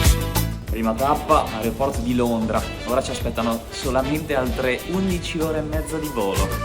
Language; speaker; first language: Italian; native; Italian